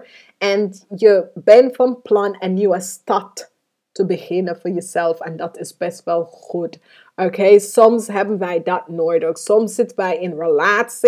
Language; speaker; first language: Dutch; non-native, fluent; English